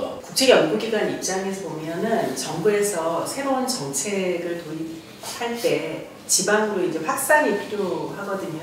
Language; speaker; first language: Korean; native; Korean